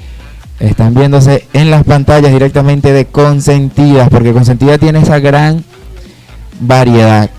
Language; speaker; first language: Spanish; native; Spanish